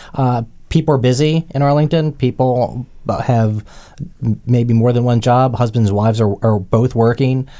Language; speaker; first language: English; native; English